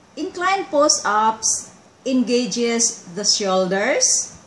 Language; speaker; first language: English; non-native, local second language; Cebuano